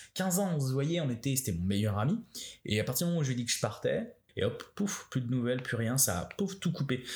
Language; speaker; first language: French; native; French